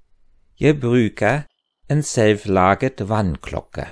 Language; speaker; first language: Norwegian; non-native, fluent; German